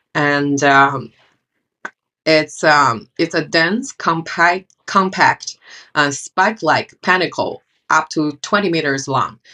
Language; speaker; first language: English; non-native, fluent; Chinese